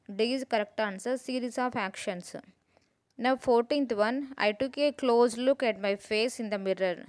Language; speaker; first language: English; non-native, local second language; Telugu